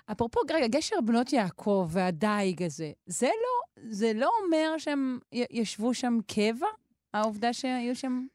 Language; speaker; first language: Hebrew; native; Hebrew